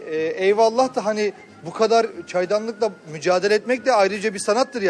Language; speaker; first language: Turkish; native; Turkish